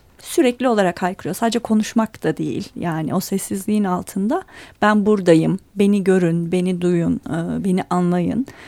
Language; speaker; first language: Turkish; native; Turkish